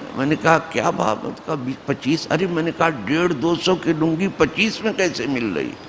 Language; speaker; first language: Urdu; native; Urdu